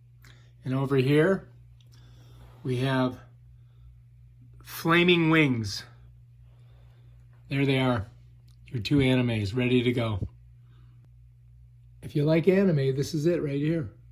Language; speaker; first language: English; native; English